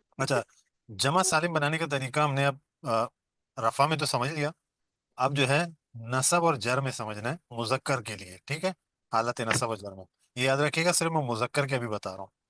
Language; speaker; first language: Urdu; non-native, local second language; Baluchi